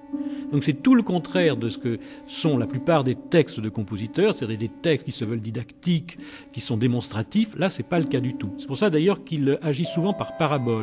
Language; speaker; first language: French; native; French